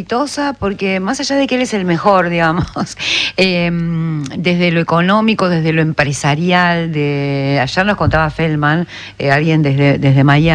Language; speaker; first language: Spanish; native; Spanish